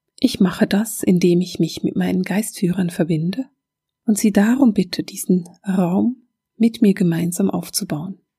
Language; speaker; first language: German; native; German